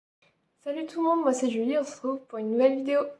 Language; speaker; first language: French; native; French